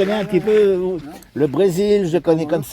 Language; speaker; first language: French; native; French